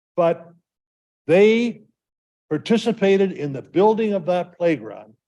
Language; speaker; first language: English; native; English